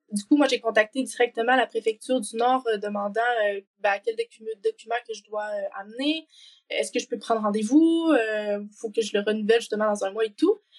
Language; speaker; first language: French; native; French